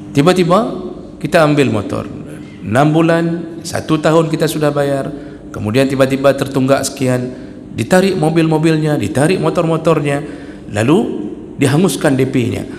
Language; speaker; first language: Malay; non-native, local second language; Achinese